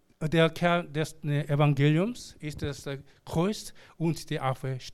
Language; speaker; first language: German; non-native, learner; Korean